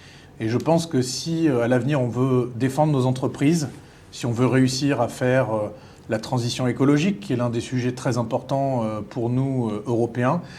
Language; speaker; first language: French; native; French